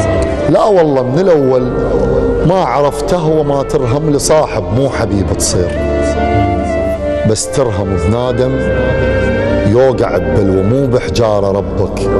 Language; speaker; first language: Arabic; native; Arabic